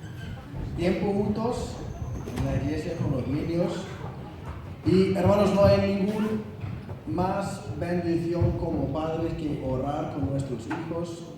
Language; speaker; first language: Spanish; non-native, fluent; Icelandic